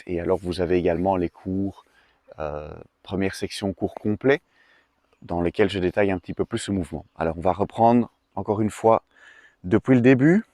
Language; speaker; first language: French; native; French